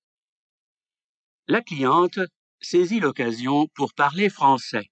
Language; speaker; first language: French; native; French